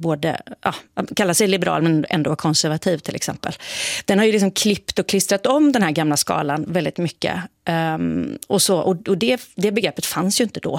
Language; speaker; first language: Swedish; native; Swedish